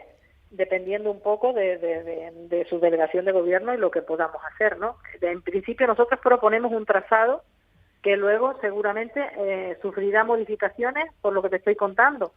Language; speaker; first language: Spanish; native; Spanish